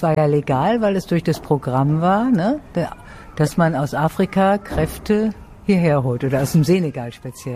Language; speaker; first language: German; native; German